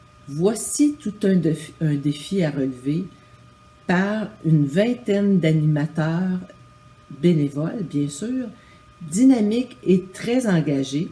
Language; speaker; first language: French; native; French